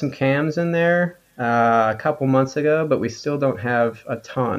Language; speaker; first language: English; native; English